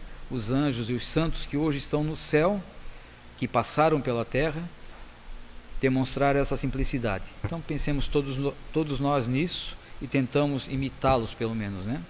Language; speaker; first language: Portuguese; native; Portuguese